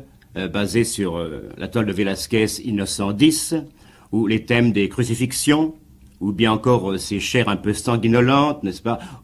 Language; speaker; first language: French; native; French